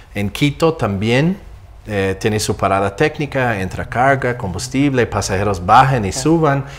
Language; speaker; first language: Spanish; non-native, fluent; English